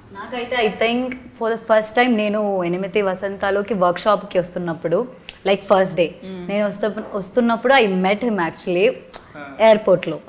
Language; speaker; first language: Telugu; non-native, learner; Malayalam